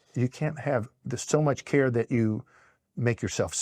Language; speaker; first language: English; native; English